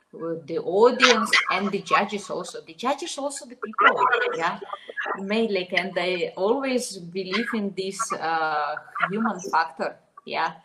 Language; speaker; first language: English; non-native, fluent; Russian